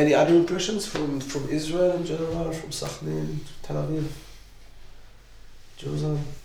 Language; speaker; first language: English; non-native, fluent; Hebrew